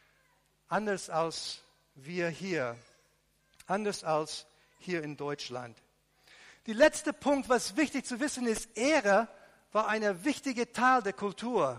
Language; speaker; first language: German; non-native, fluent; Arabic